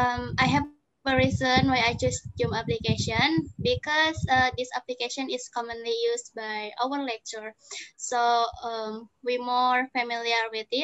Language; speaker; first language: English; non-native, learner; Indonesian